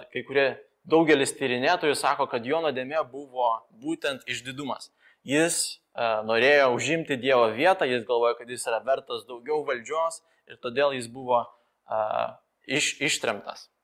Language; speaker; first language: Lithuanian; non-native, fluent; Romanian